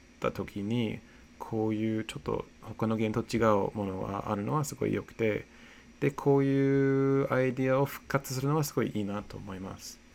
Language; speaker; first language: Japanese; non-native, fluent; English